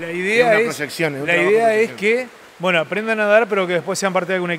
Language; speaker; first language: Spanish; native; Spanish